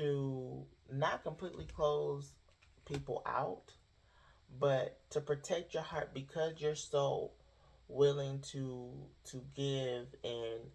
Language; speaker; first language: English; native; English